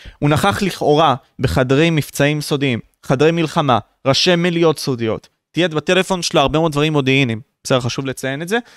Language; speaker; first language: Hebrew; native; Hebrew